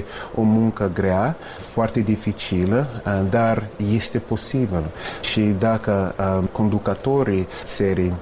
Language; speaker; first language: Romanian; non-native, fluent; English